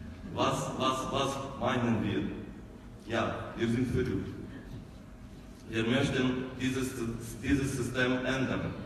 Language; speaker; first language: German; non-native, learner; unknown